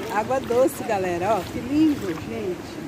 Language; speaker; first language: Portuguese; native; Portuguese